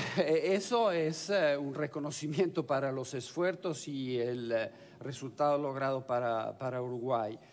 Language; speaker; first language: Spanish; non-native, fluent; Italian